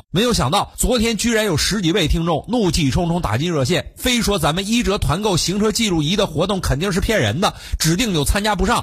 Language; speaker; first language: Chinese; native; Chinese